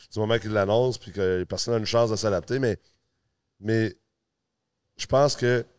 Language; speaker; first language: French; early bilingual, other home language; English